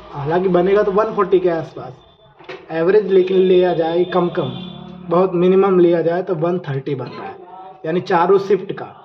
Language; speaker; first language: Hindi; native; Hindi